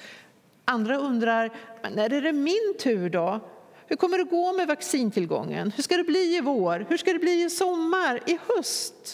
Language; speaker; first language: Swedish; native; Swedish